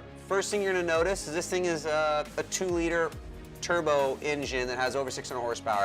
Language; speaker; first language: English; native; English